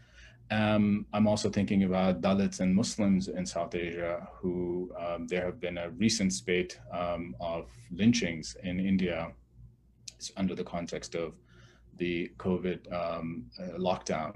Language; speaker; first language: English; non-native, local second language; Urdu